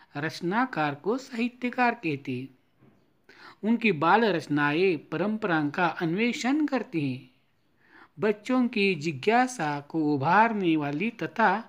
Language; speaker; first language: Hindi; non-native, local second language; Marathi